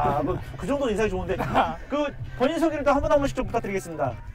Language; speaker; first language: Korean; native; Korean